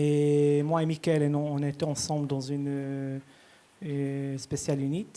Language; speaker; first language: French; early bilingual, heritage; Hebrew